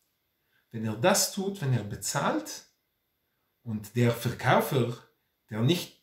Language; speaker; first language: German; non-native, fluent; Hebrew